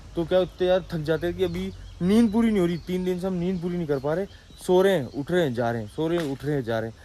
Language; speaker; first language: Hindi; native; Hindi